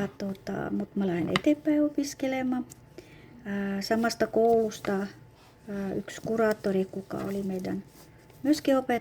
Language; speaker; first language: Finnish; non-native, fluent; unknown